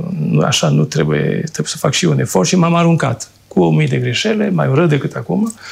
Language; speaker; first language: Romanian; non-native, fluent; French